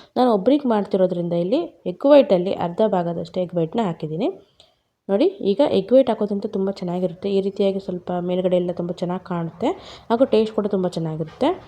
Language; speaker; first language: Kannada; native; Kannada